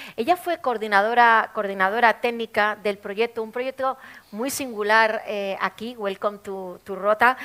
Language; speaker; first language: Spanish; native; Spanish